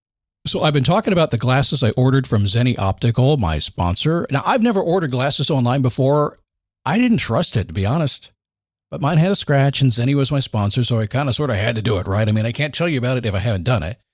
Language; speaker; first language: English; native; English